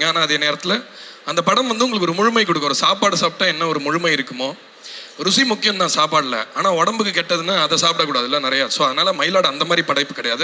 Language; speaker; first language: Tamil; native; Tamil